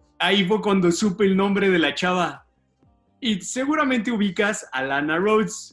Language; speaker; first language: Spanish; native; Spanish